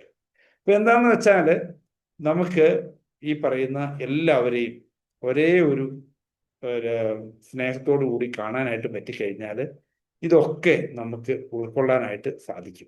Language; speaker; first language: Malayalam; native; Malayalam